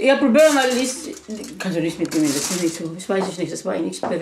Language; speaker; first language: German; non-native, learner; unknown